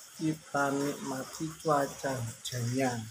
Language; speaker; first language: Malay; non-native, local second language; Javanese